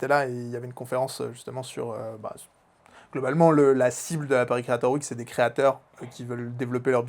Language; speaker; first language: French; native; French